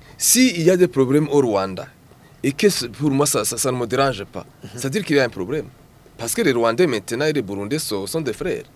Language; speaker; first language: French; non-native, local second language; Rundi